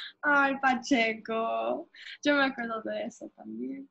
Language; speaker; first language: Spanish; early bilingual, heritage; English